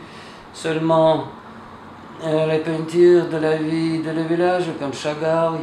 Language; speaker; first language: French; non-native, fluent; Russian